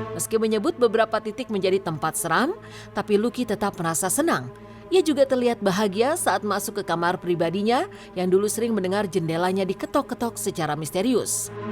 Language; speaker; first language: Indonesian; native; Indonesian